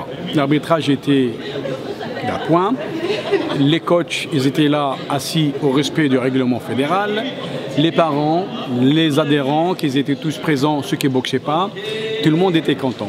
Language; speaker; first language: French; native; French